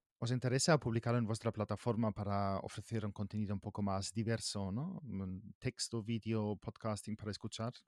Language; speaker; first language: Spanish; non-native, fluent; German